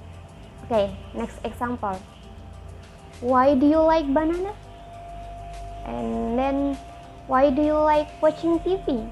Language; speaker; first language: English; non-native, learner; Indonesian